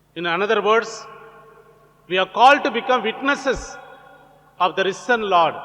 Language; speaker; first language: English; non-native, local second language; Gujarati